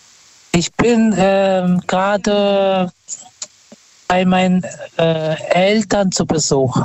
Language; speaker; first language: German; non-native, fluent; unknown